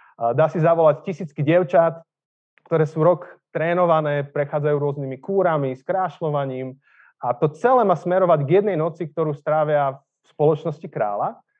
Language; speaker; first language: Slovak; native; Slovak